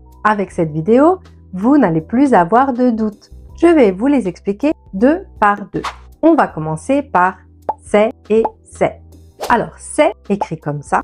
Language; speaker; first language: French; non-native, fluent; Italian